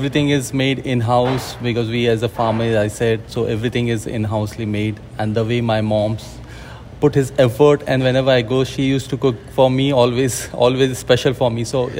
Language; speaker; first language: English; non-native, local second language; Hindi